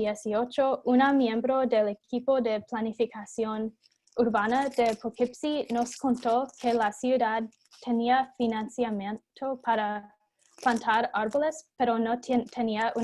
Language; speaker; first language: Spanish; non-native, fluent; English